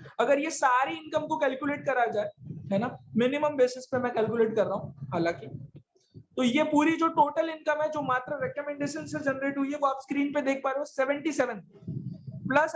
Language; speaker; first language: Hindi; native; Hindi